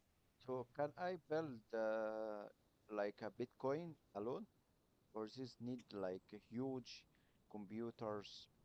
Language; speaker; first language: English; non-native, learner; Arabic